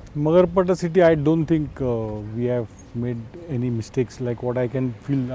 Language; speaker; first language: English; non-native, local second language; Marathi